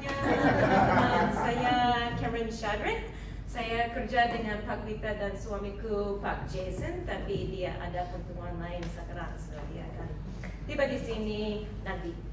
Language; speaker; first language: Indonesian; non-native, learner; English